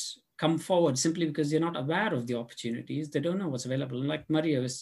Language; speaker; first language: English; non-native, local second language; Tamil